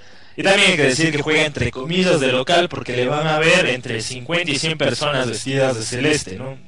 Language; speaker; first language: Spanish; native; Spanish